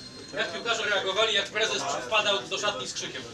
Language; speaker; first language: Polish; native; Polish